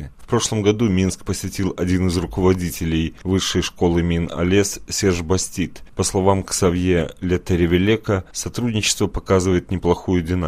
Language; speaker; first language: Russian; native; Russian